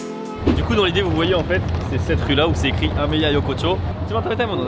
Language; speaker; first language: French; native; French